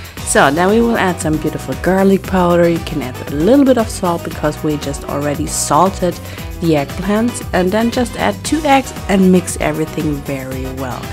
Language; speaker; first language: English; non-native, fluent; German